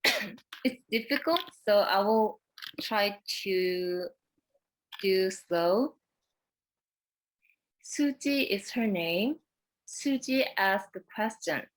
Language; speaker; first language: English; non-native, fluent; Korean